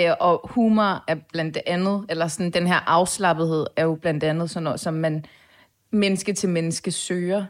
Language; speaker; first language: Danish; early bilingual, other home language; Turkish